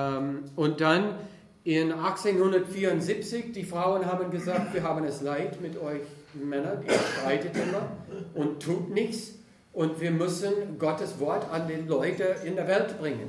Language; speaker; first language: German; non-native, fluent; English